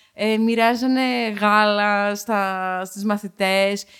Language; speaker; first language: Greek; early bilingual, other home language; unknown